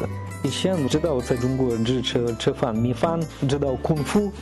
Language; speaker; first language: Chinese; non-native, learner; Russian